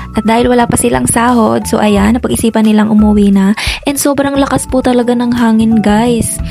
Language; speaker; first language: Filipino; native; Filipino